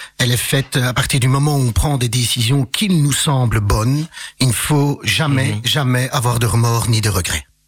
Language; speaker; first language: French; early bilingual, other home language; Arabic